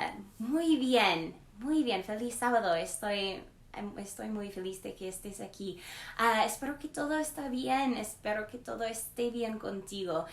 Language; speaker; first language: Spanish; non-native, learner; English